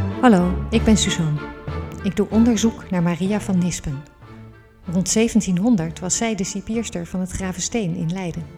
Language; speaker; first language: Dutch; native; Dutch